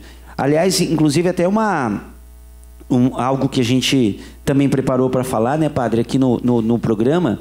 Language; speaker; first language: Portuguese; native; Portuguese